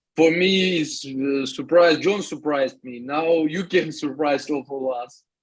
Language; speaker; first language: English; non-native, learner; Russian